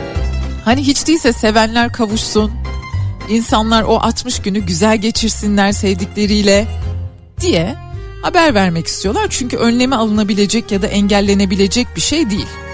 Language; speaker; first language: Turkish; native; Turkish